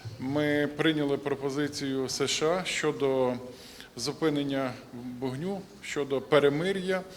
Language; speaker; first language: Ukrainian; native; Ukrainian